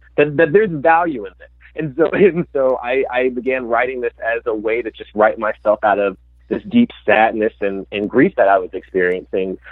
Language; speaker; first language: English; native; English